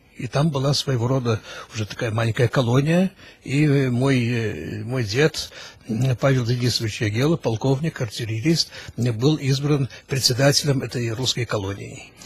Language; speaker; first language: Russian; early bilingual, heritage; Russian